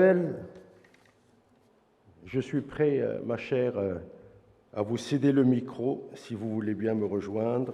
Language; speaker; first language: French; non-native, local second language; Arabic